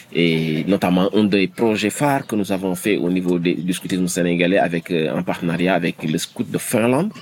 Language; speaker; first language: French; non-native, local second language; Wolof